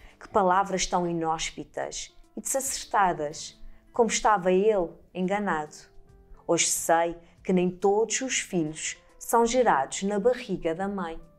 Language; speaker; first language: Portuguese; native; Portuguese